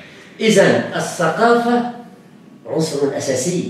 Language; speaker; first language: Arabic; native; Arabic